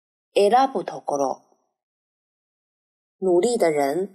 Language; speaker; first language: Japanese; non-native, fluent; Chinese